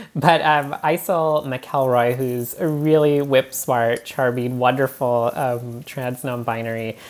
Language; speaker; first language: English; native; English